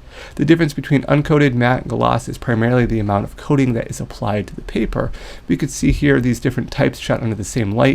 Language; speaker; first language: English; native; English